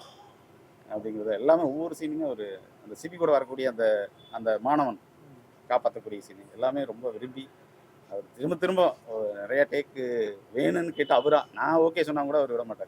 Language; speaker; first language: Tamil; native; Tamil